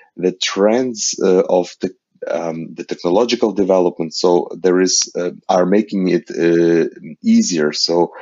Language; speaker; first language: English; non-native, fluent; Ukrainian